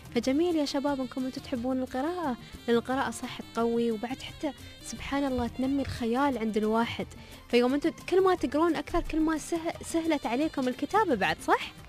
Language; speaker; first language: Arabic; native; Arabic